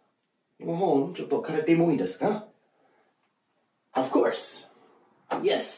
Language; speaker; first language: Japanese; non-native, learner; English